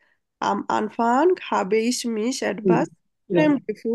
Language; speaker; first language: German; non-native, fluent; Bangla